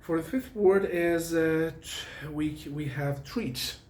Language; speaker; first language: English; non-native, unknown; Persian